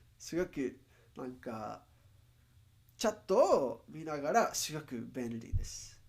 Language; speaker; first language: Japanese; non-native, learner; Spanish